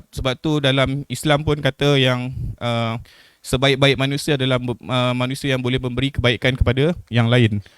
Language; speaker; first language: Malay; native; Malay